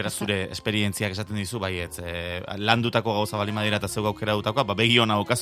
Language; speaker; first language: Basque; native; Basque